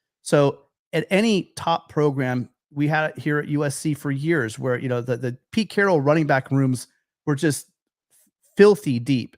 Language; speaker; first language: English; native; English